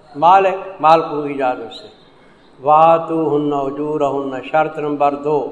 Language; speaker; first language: Urdu; non-native, local second language; Punjabi